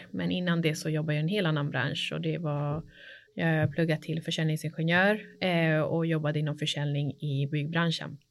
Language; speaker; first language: Swedish; early bilingual, other home language; Spanish